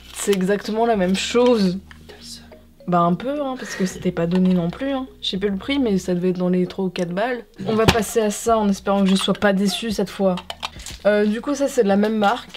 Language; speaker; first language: French; native; French